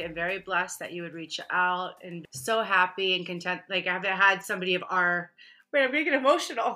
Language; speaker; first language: English; early bilingual, other home language; Albanian